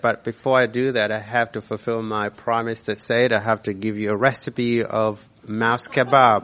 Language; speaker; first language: English; non-native, local second language; Nyanja